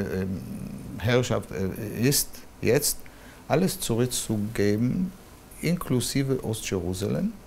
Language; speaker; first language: German; non-native, fluent; Hebrew